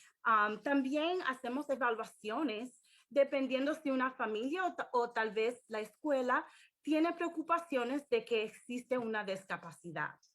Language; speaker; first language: Spanish; early bilingual, heritage; English